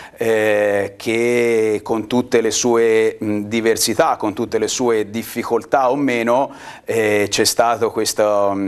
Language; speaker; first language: Italian; native; Italian